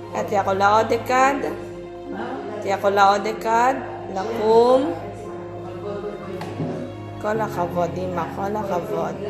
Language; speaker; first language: Hebrew; non-native, learner; Filipino